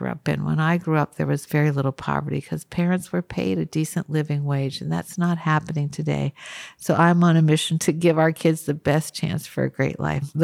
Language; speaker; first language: English; native; English